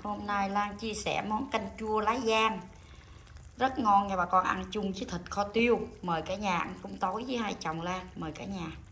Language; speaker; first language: Vietnamese; native; Vietnamese